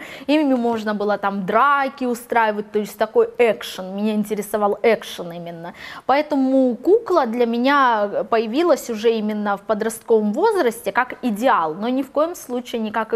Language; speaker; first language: Russian; native; Russian